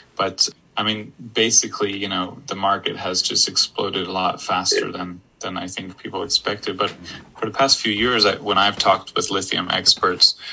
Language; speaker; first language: English; native; English